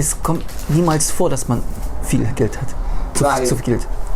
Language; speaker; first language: German; non-native, fluent; Russian